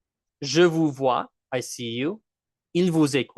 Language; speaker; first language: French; non-native, local second language; English